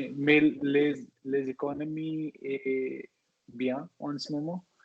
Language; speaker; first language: French; non-native, learner; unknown